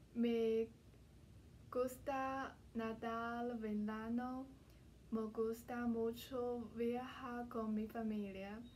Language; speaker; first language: Spanish; non-native, learner; Chinese